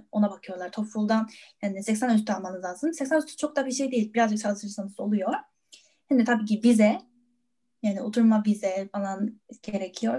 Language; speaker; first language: Turkish; non-native, fluent; Korean